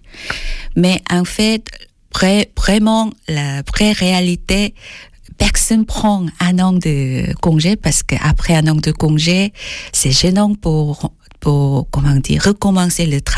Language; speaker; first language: French; non-native, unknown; Korean